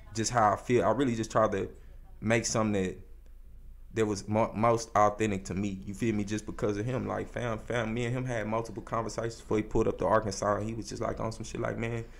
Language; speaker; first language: English; native; English